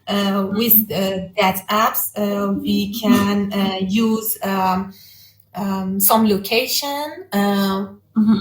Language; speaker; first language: English; non-native, learner; Persian